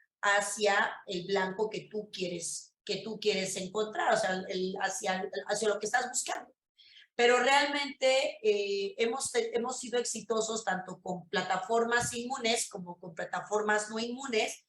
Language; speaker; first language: Spanish; native; Spanish